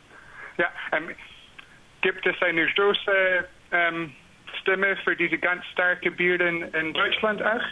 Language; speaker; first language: German; non-native, learner; English